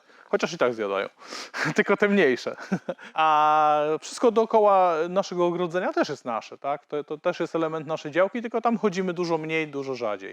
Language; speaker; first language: Polish; native; Polish